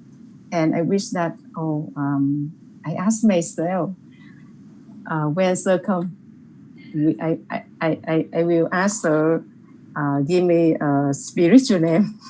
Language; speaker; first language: English; non-native, learner; Vietnamese